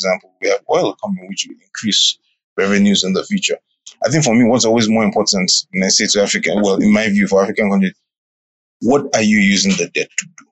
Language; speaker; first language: English; non-native, local second language; Yoruba